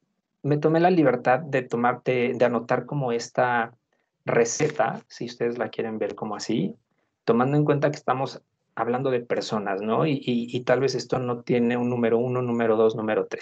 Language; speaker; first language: Spanish; native; Spanish